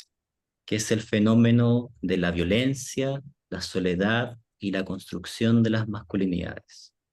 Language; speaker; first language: Spanish; native; Spanish